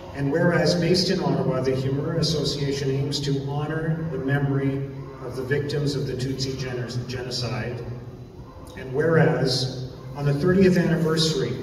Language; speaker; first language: English; native; English